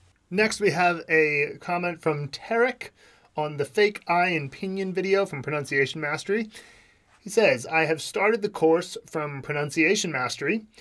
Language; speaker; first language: English; native; English